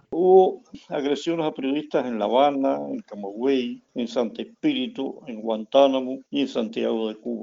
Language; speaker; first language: Spanish; native; Spanish